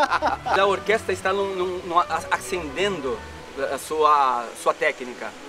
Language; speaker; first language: Spanish; non-native, learner; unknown